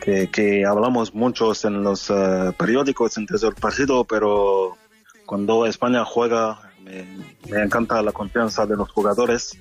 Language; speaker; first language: Spanish; non-native, fluent; French